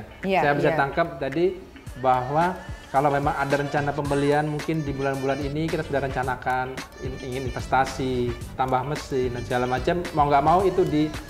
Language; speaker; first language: Indonesian; native; Indonesian